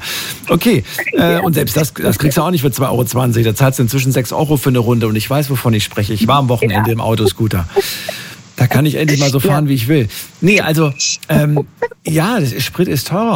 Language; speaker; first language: German; native; German